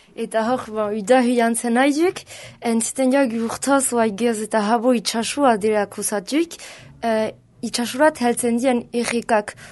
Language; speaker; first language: Basque; native; Basque